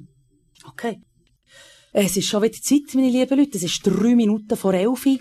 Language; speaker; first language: German; native; German